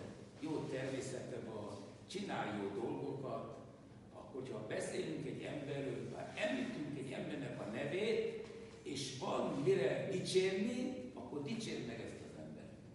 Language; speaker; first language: Hungarian; non-native, local second language; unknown